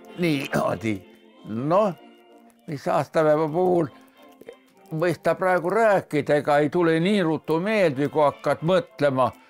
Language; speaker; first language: Estonian; native; Estonian